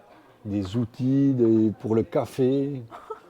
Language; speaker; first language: French; native; French